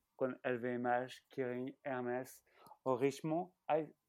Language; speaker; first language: Spanish; non-native, fluent; French